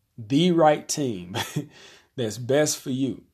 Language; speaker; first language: English; native; English